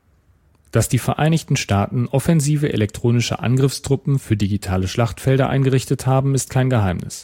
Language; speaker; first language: German; native; German